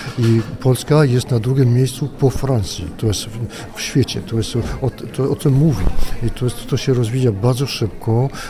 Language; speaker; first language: Polish; non-native, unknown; French